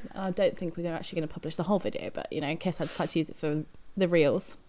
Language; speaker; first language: English; native; English